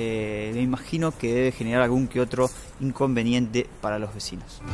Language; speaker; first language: Spanish; native; Spanish